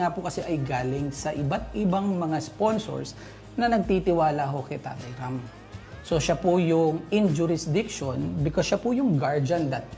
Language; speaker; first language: Filipino; native; Filipino